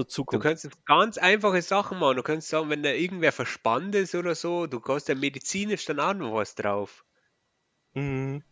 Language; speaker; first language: German; native; German